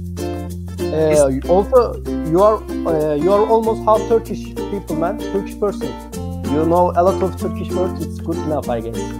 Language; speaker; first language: English; non-native, learner; Turkish